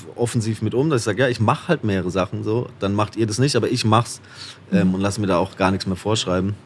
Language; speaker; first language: German; native; German